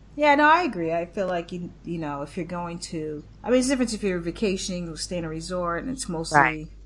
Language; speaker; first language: English; native; English